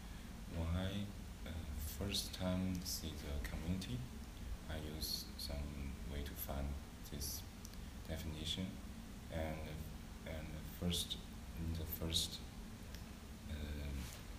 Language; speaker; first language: English; non-native, learner; Chinese